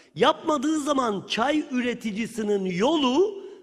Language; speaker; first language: Turkish; native; Turkish